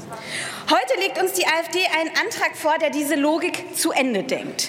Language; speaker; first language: German; early bilingual, other home language; Persian